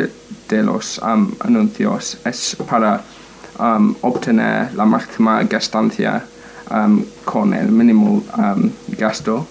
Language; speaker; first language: Spanish; non-native, learner; English